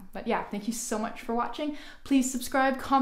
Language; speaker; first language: English; native; English